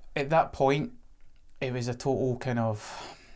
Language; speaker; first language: English; native; English